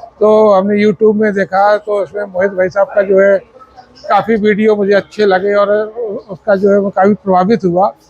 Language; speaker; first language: Hindi; native; Hindi